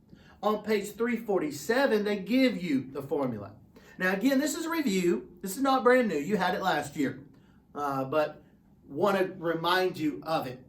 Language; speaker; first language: English; native; English